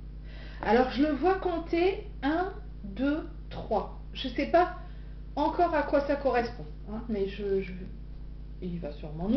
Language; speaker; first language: French; native; French